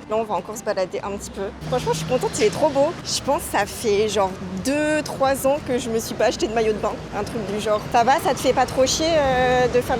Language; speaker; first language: French; native; French